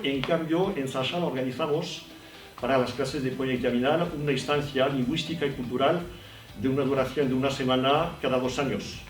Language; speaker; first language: Spanish; non-native, fluent; French